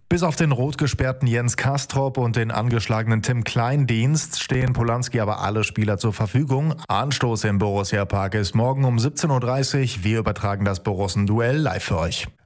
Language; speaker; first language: German; native; German